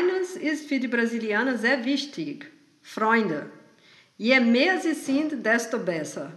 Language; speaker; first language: German; non-native, fluent; Portuguese